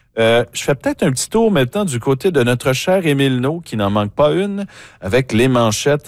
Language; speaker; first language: French; native; French